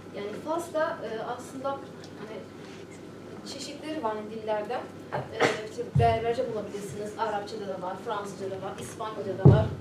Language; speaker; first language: Turkish; non-native, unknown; Arabic